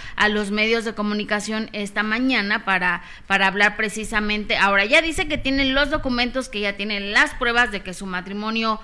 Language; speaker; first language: Spanish; native; Spanish